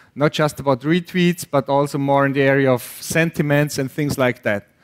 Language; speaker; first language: English; non-native, fluent; German